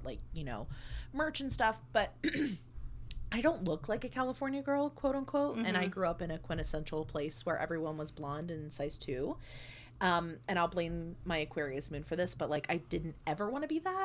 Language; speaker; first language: English; native; English